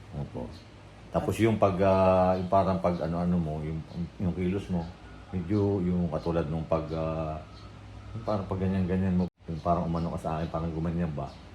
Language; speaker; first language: Filipino; native; Filipino